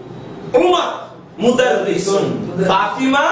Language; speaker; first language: Arabic; non-native, fluent; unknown